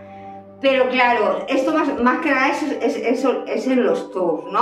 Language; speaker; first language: Spanish; native; Spanish